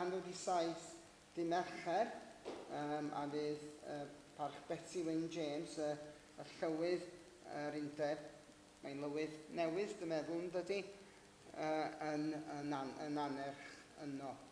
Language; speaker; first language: Welsh; native; Welsh